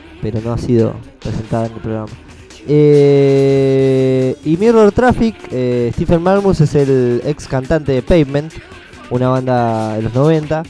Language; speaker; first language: Spanish; native; Spanish